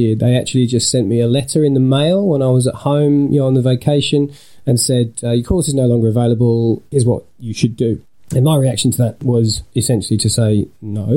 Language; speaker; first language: English; native; English